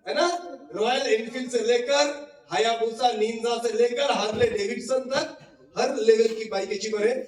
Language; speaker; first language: Hindi; non-native, local second language; Bangla